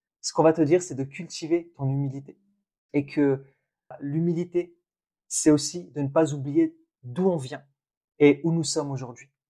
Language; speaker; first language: French; early bilingual, other home language; Arabic